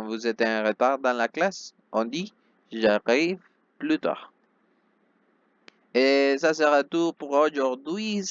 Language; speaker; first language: French; non-native, fluent; Spanish